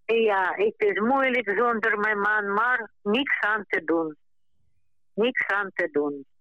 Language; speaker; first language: Dutch; non-native, local second language; Ukrainian